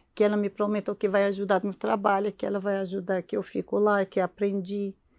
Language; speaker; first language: Portuguese; non-native, learner; Arabic